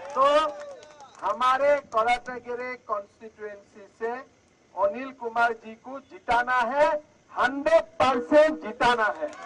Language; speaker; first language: Hindi; non-native, local second language; Assamese